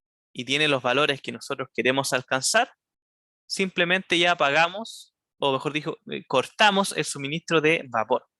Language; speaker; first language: Spanish; native; Spanish